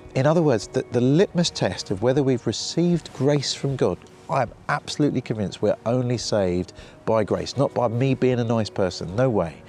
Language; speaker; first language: English; native; English